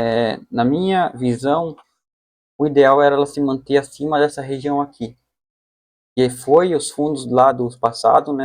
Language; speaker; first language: Portuguese; native; Portuguese